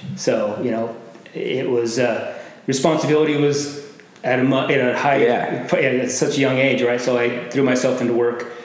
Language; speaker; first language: English; native; English